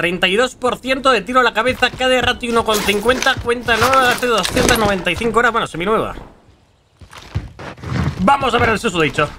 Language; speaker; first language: Spanish; native; Spanish